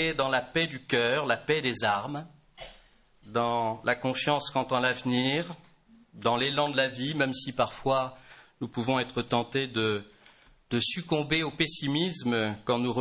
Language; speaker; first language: French; native; French